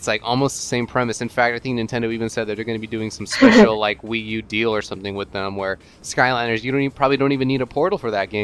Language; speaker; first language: English; native; English